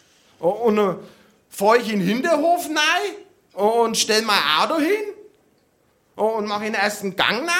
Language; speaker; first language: German; native; German